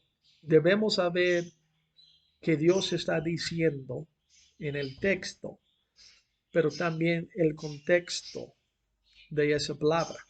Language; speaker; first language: Spanish; non-native, fluent; English